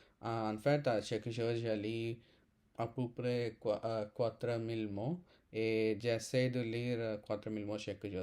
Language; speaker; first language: French; non-native, learner; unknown